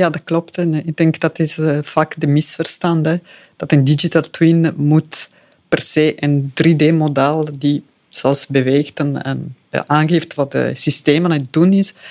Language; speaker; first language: Dutch; non-native, fluent; Italian